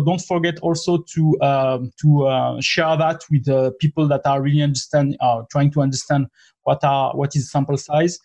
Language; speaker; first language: English; non-native, fluent; French